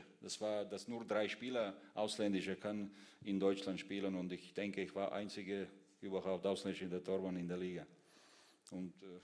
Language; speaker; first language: German; non-native, fluent; Russian